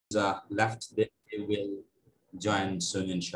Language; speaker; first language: English; non-native, fluent; Bangla